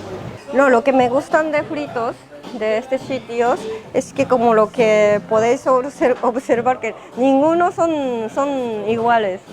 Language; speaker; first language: Spanish; non-native, fluent; Japanese